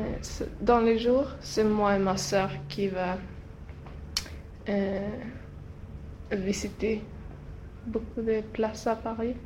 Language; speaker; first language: French; non-native, learner; Swedish